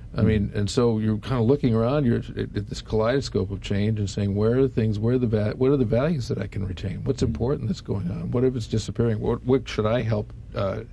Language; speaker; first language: English; native; English